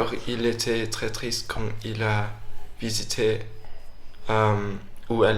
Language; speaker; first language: French; non-native, fluent; English